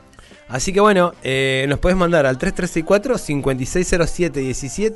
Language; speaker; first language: Spanish; native; Spanish